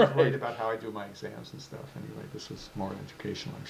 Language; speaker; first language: English; native; English